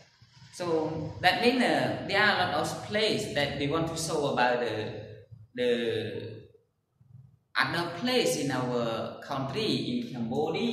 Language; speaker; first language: English; non-native, learner; Khmer